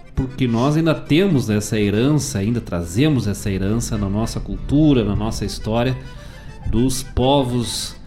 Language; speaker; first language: Portuguese; native; Portuguese